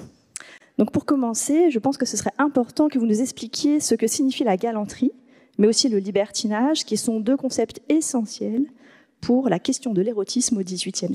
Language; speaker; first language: French; native; French